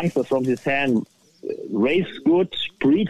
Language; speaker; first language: English; non-native, fluent; German